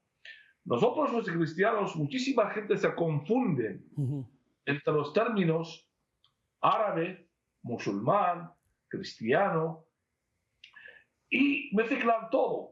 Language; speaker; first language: Spanish; non-native, fluent; Arabic